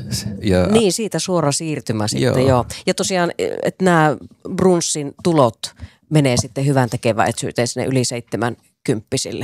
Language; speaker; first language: Finnish; native; Finnish